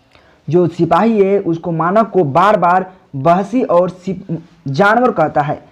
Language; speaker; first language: Hindi; native; Hindi